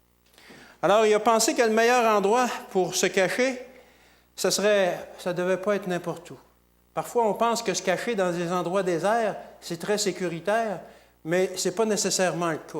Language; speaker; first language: French; native; French